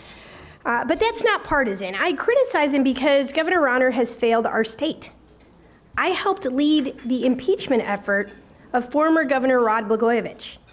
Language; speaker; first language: English; native; English